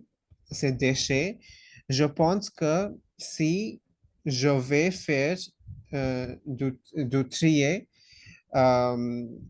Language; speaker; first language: French; non-native, fluent; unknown